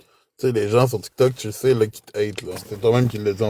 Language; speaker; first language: French; native; French